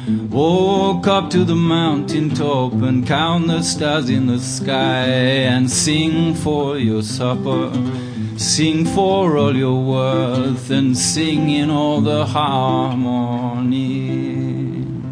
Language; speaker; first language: English; native; English